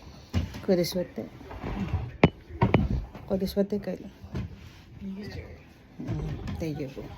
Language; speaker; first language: Japanese; non-native, learner; Filipino